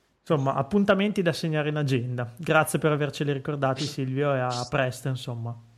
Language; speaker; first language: Italian; native; Italian